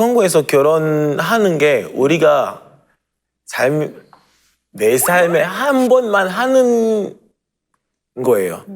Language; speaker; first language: Korean; non-native, fluent; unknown